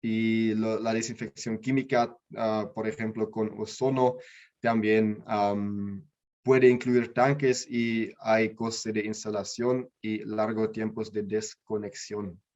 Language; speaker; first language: Spanish; non-native, learner; German